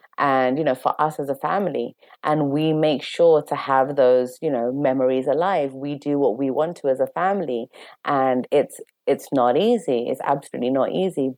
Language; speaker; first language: English; native; English